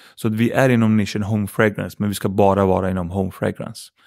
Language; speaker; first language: Swedish; early bilingual, other home language; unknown